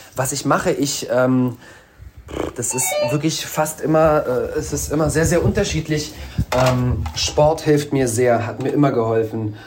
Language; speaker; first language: German; early bilingual, other home language; Russian